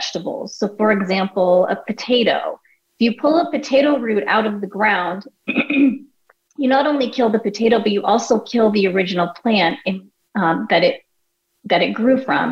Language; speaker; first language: English; native; English